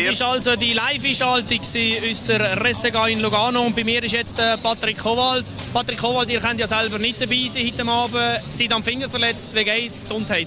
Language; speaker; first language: German; native; German